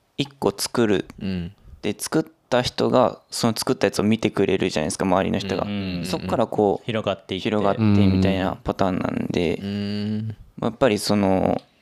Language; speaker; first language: Japanese; native; Japanese